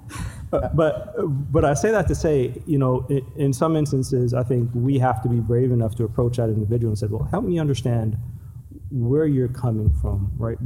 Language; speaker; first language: English; native; English